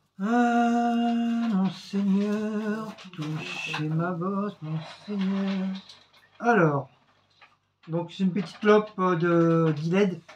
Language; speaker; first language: French; native; French